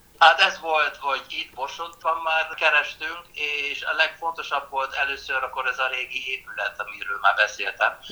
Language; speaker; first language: Hungarian; non-native, fluent; Dutch